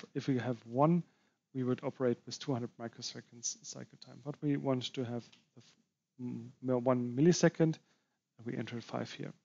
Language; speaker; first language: English; non-native, fluent; German